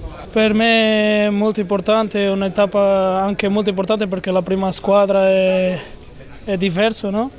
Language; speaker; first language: Italian; non-native, fluent; Portuguese